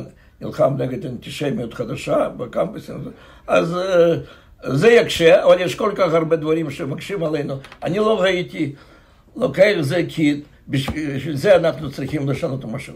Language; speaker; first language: Hebrew; non-native, fluent; Russian